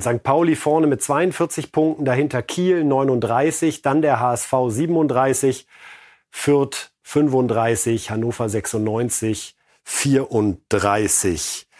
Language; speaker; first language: German; native; German